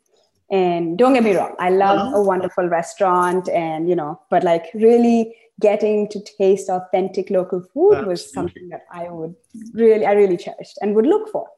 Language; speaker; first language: English; non-native, local second language; Tamil